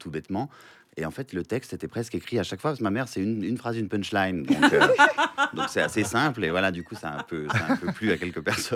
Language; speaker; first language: French; native; French